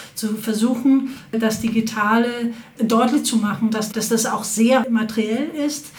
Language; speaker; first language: German; non-native, fluent; Danish